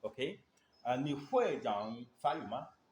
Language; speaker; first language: Chinese; non-native, learner; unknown